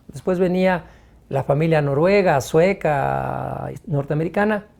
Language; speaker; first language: Spanish; native; Spanish